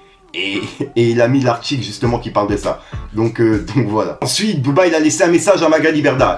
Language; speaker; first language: French; native; French